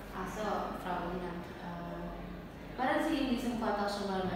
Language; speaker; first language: German; non-native, learner; Indonesian